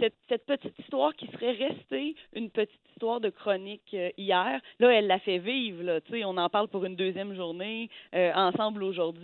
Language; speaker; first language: French; native; French